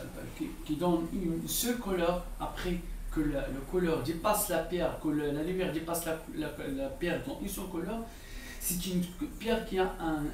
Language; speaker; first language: French; non-native, local second language; Arabic